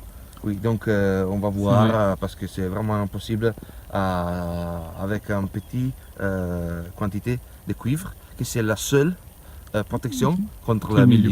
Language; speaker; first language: French; non-native, learner; Italian